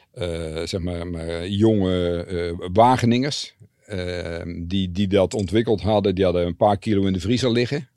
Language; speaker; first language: Dutch; native; Dutch